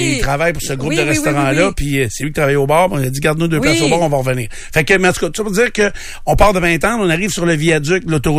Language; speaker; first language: French; native; French